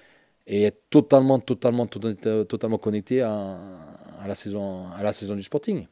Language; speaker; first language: French; native; French